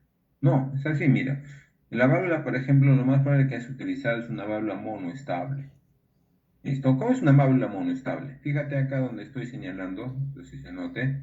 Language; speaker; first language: Spanish; native; Spanish